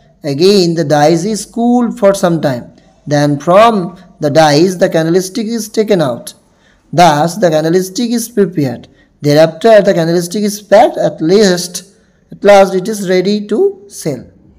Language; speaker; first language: English; non-native, local second language; Bangla